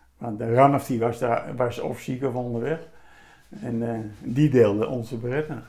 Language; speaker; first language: Dutch; native; Dutch